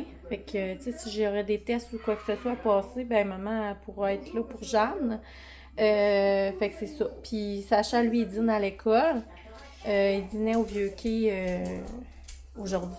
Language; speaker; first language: French; native; French